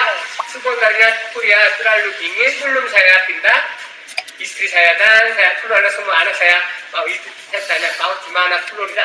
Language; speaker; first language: Indonesian; non-native, learner; Korean